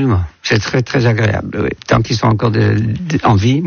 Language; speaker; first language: French; non-native, fluent; Dutch